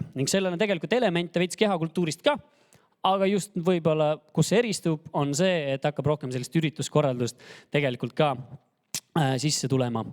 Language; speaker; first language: Estonian; native; Estonian